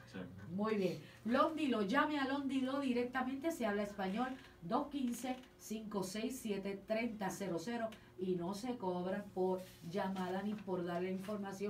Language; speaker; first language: Spanish; native; Spanish